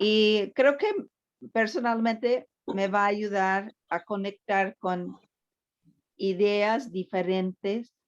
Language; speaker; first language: Spanish; early bilingual, heritage; Spanish